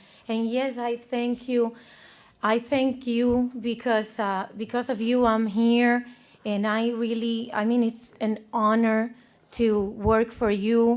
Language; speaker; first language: English; non-native, fluent; Spanish